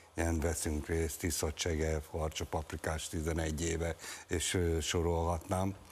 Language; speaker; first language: Hungarian; native; Hungarian